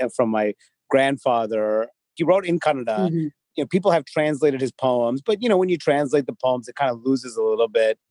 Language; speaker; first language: English; native; English